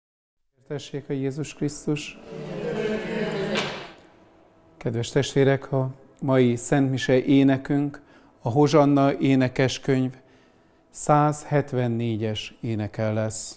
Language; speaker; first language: Hungarian; native; Hungarian